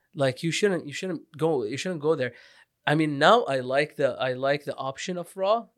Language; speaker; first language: English; non-native, fluent; Arabic